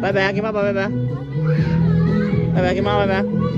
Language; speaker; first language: Chinese; native; Chinese